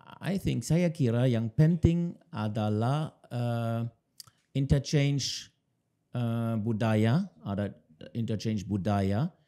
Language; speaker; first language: Indonesian; non-native, learner; German